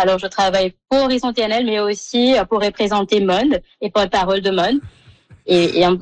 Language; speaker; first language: French; non-native, local second language; Morisyen